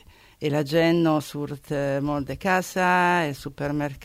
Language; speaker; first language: Catalan; non-native, learner; Italian